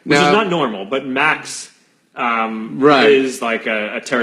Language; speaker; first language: English; native; English